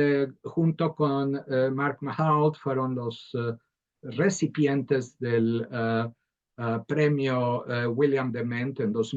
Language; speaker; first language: Spanish; native; Spanish